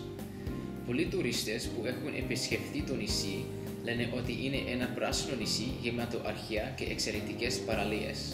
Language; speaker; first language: Greek; early bilingual, heritage; Greek